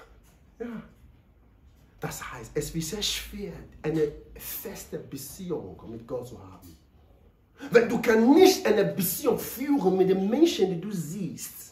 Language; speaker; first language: German; non-native, learner; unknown